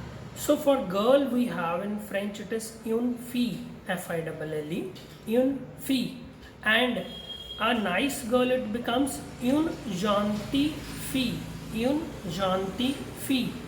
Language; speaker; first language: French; non-native, learner; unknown